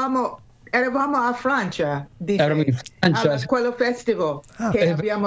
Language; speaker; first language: Italian; non-native, learner; English